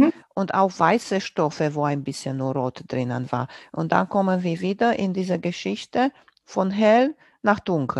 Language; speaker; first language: German; non-native, fluent; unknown